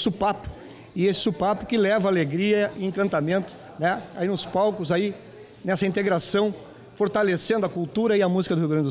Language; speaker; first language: Portuguese; native; Portuguese